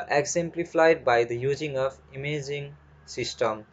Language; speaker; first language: English; non-native, local second language; Nepali